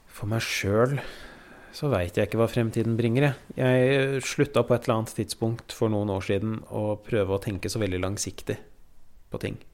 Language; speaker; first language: Norwegian; early bilingual, other home language; Persian